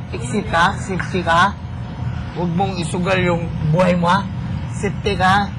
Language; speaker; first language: Filipino; non-native, local second language; Cebuano